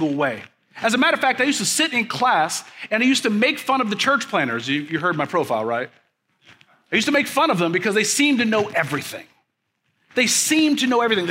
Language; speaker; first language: English; native; English